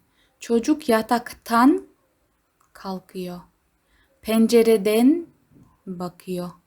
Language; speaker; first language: Turkish; non-native, fluent; Kazakh